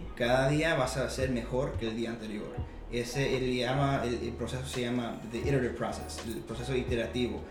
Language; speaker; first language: Spanish; early bilingual, heritage; Spanish